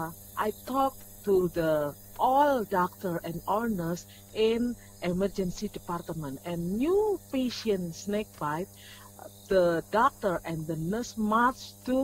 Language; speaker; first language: English; non-native, learner; Indonesian